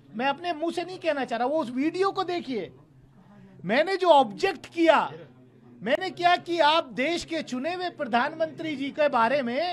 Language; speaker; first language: Hindi; native; Hindi